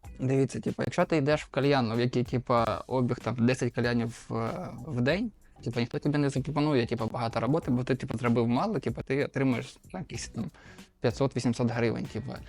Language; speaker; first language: Ukrainian; non-native, local second language; Russian